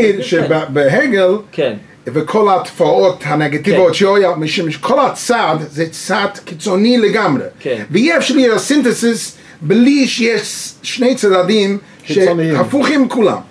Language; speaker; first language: Hebrew; non-native, learner; English